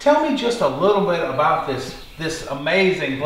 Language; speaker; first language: English; native; English